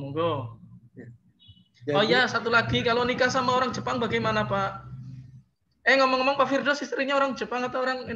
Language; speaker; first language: Indonesian; native; Indonesian